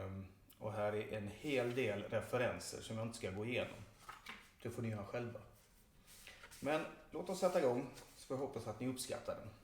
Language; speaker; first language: Swedish; native; Swedish